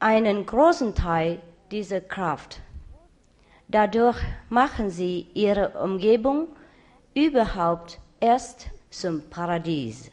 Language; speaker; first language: German; non-native, learner; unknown